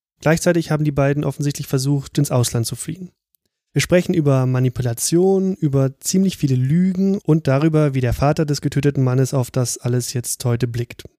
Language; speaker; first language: German; native; German